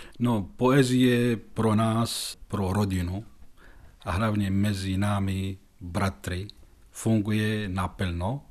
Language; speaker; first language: Czech; non-native, fluent; Arabic